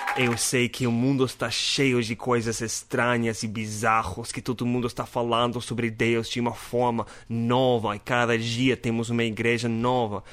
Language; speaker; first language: Portuguese; non-native, learner; English